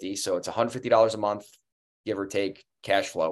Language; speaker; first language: English; native; English